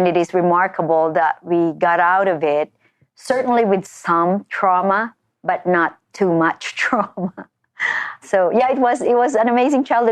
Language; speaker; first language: English; non-native, local second language; Filipino